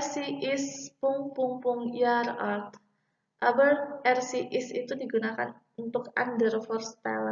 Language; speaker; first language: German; non-native, learner; Indonesian